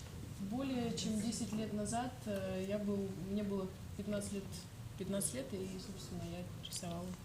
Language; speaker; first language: Russian; native; Russian